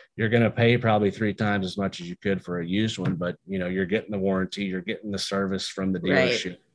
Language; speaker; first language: English; native; English